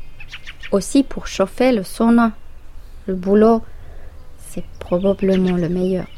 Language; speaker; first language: French; non-native, fluent; Finnish